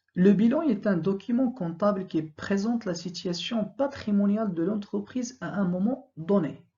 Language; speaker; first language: French; non-native, local second language; Arabic